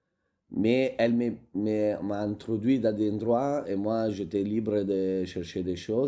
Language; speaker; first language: French; non-native, fluent; Italian